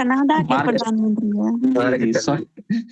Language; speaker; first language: Hindi; native; Hindi